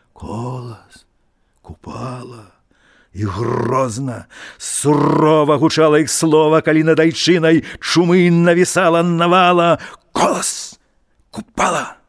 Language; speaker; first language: Belarusian; native; Belarusian